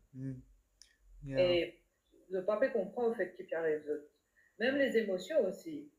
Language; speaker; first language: French; non-native, local second language; Morisyen